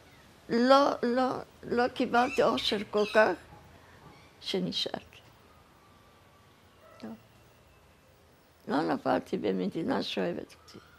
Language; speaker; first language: Hebrew; early bilingual, other home language; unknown